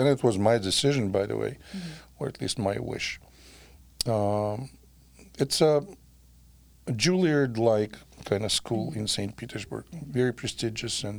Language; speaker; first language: English; non-native, fluent; Russian